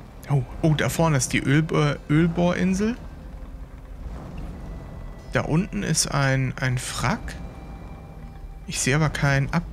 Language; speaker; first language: German; native; German